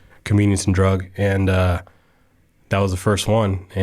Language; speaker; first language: English; native; English